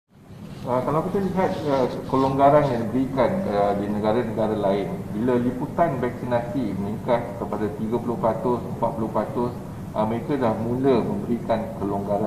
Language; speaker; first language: Malay; native; Malay